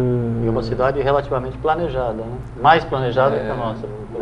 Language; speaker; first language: Portuguese; native; Portuguese